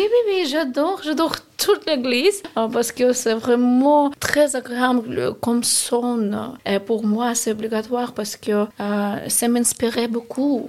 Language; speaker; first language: French; non-native, learner; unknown